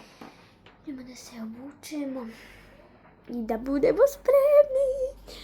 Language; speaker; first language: Bosnian; early bilingual, heritage; Bosnian